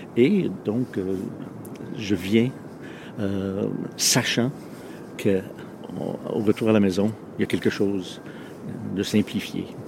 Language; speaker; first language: French; non-native, local second language; English